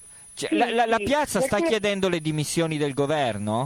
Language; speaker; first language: Italian; native; Italian